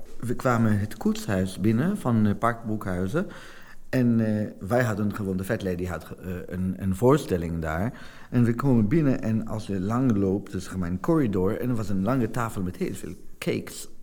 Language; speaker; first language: Dutch; non-native, fluent; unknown